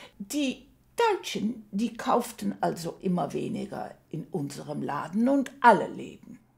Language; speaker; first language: German; early bilingual, heritage; German